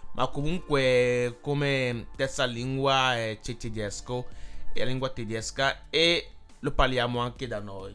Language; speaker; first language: Italian; non-native, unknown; Ewe